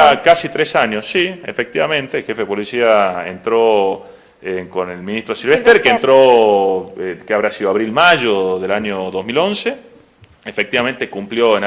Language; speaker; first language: Spanish; native; Spanish